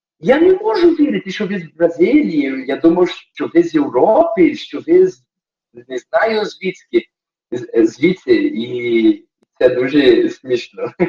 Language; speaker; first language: Ukrainian; early bilingual, heritage; Portuguese